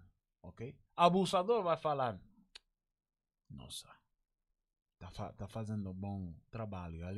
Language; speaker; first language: Portuguese; non-native, learner; Spanish